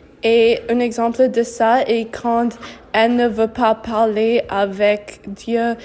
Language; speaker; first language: French; non-native, learner; English